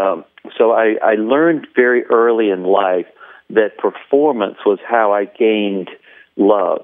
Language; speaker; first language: English; native; English